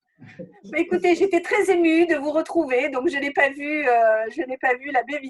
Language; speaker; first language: French; native; French